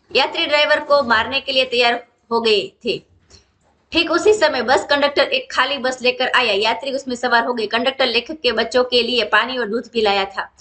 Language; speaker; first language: Hindi; non-native, local second language; Gujarati